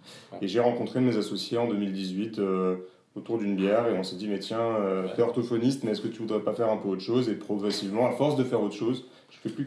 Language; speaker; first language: French; native; French